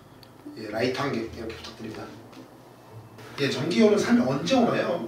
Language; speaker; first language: Korean; native; Korean